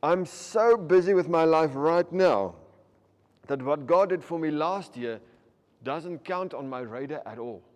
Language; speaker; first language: English; non-native, local second language; Afrikaans